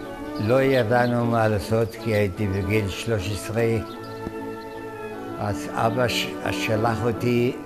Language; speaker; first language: Hebrew; non-native, fluent; German